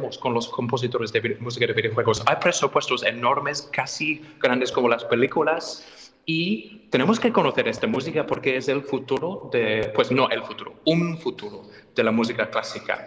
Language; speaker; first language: Spanish; non-native, fluent; English